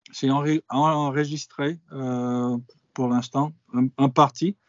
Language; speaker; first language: French; non-native, fluent; English